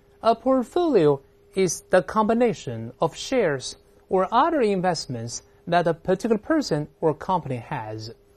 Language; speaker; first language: English; non-native, fluent; Chinese